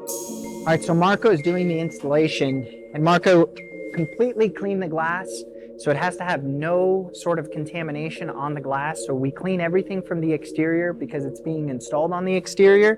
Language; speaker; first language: English; native; English